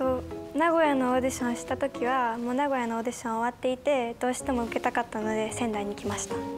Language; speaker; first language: Japanese; non-native, fluent; English